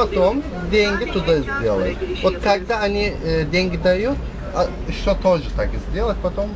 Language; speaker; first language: Russian; non-native, learner; Azerbaijani